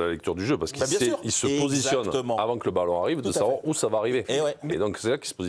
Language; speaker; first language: French; native; French